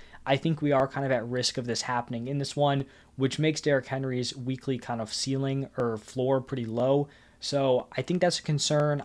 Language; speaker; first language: English; native; English